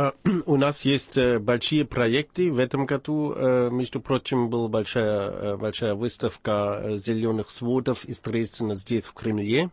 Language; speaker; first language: Russian; non-native, fluent; German